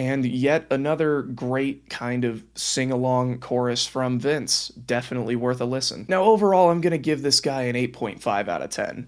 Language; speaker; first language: English; native; English